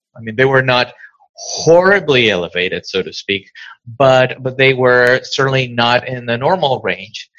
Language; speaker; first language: English; non-native, fluent; Spanish